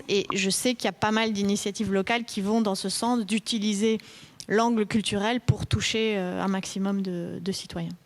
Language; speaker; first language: French; native; French